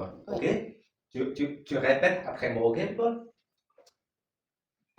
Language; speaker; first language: French; non-native, learner; Khmer